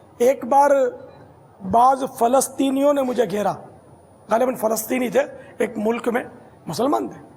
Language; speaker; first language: Urdu; non-native, local second language; Memoni